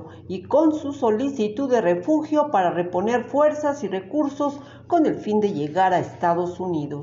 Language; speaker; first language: Spanish; native; Spanish